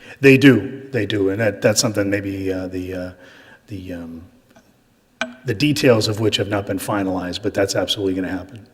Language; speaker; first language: English; native; English